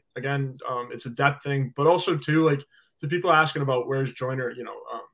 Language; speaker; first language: English; native; English